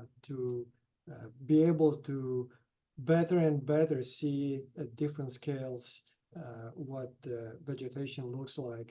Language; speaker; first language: English; non-native, fluent; Romanian